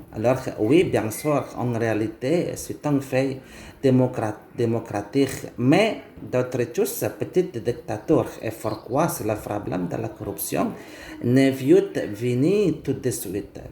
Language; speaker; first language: French; non-native, learner; Indonesian